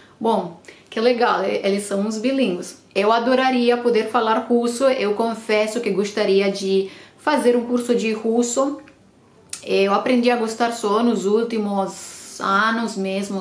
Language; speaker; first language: Portuguese; non-native, fluent; Romanian